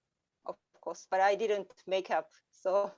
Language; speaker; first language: English; non-native, learner; Japanese